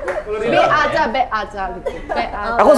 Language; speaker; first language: Indonesian; non-native, learner; Korean